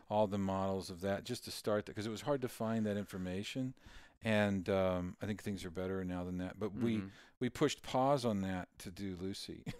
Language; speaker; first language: English; native; English